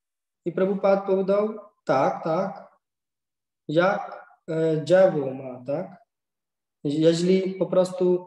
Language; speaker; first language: Polish; non-native, learner; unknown